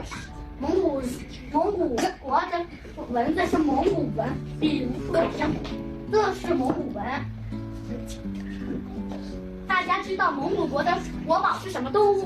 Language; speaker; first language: Chinese; early bilingual, other home language; Mongolian